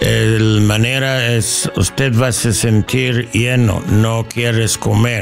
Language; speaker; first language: Spanish; non-native, learner; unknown